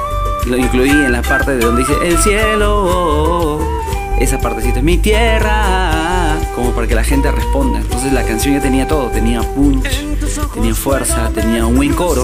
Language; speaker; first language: Spanish; native; Spanish